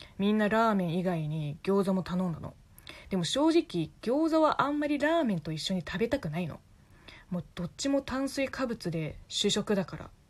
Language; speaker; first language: Japanese; non-native, fluent; Chinese